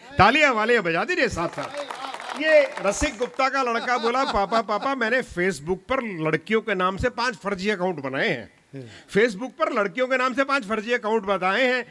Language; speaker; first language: Hindi; non-native, local second language; Punjabi